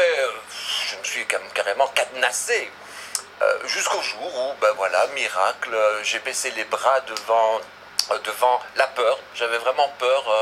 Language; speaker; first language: French; native; French